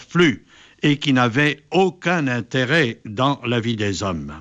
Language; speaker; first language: French; native; French